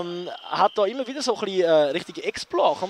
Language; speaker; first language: German; native; German